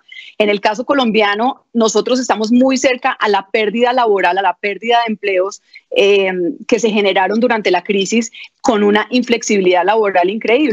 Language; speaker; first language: Spanish; native; Spanish